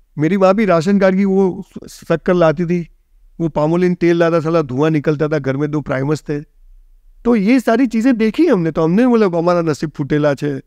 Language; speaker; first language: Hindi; non-native, local second language; Gujarati